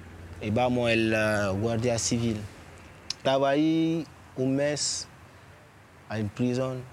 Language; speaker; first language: Spanish; non-native, learner; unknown